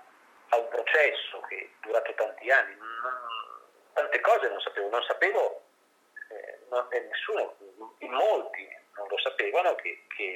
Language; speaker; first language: Italian; native; Italian